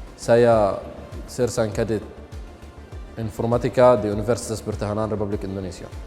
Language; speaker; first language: Indonesian; non-native, fluent; Arabic